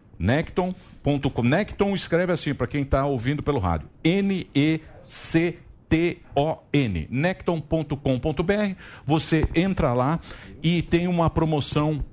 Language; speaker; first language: Portuguese; native; Portuguese